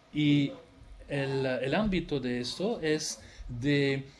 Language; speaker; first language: Spanish; non-native, fluent; French